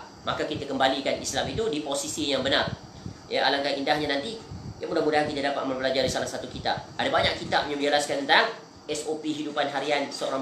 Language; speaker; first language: Malay; native; Malay